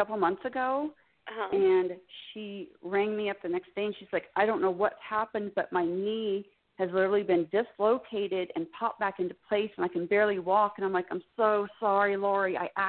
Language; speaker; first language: English; native; English